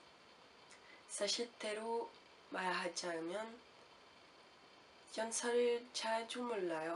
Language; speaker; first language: Korean; non-native, learner; French